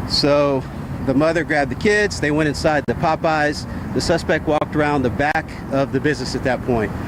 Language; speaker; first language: English; native; English